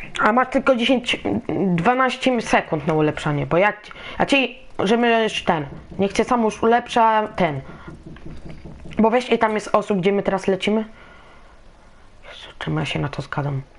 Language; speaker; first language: Polish; native; Polish